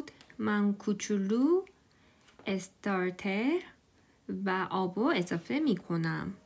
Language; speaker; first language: Persian; non-native, learner; Korean